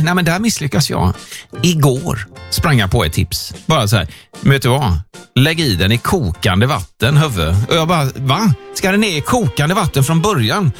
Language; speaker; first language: Swedish; native; Swedish